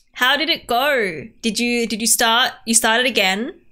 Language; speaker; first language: English; native; English